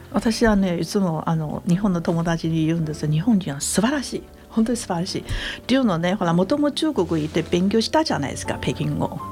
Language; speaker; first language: Japanese; non-native, fluent; Chinese